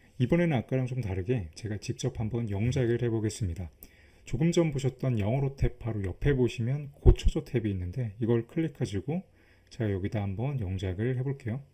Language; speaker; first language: Korean; native; Korean